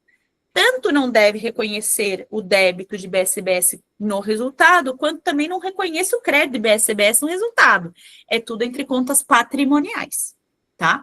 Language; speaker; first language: Portuguese; native; Portuguese